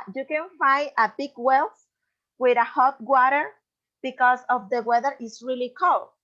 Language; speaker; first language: English; non-native, learner; Spanish